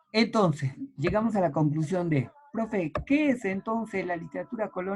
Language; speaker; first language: Spanish; native; Spanish